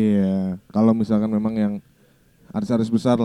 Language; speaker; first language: Indonesian; native; Indonesian